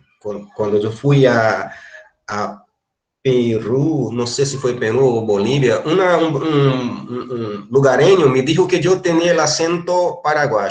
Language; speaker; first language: Spanish; non-native, fluent; Portuguese